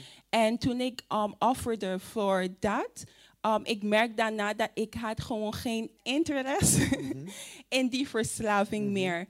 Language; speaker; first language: Dutch; non-native, fluent; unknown